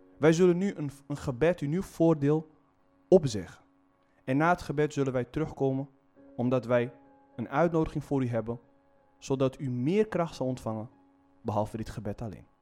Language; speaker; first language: Dutch; non-native, fluent; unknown